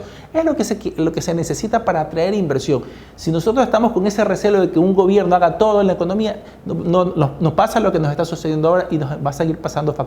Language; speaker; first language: Spanish; native; Spanish